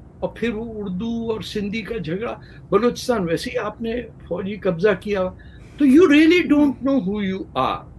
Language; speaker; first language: Urdu; native; Urdu